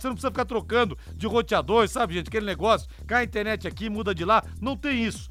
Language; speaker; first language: Portuguese; native; Portuguese